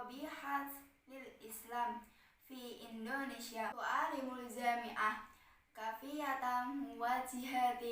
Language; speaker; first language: Arabic; non-native, learner; Indonesian